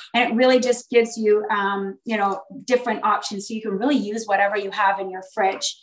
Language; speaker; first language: English; native; English